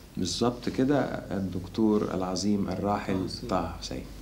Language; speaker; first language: Arabic; native; Arabic